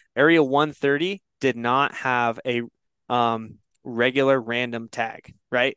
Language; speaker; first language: English; native; English